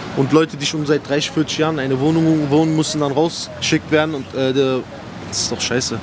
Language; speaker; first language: German; native; German